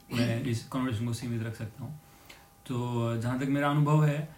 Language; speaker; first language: Hindi; non-native, local second language; Marathi